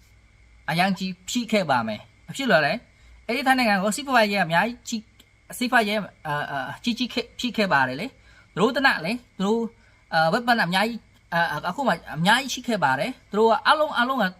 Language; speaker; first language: Burmese; non-native, learner; Khmer